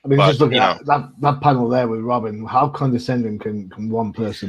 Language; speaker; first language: English; native; English